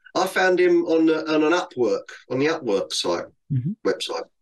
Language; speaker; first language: English; native; English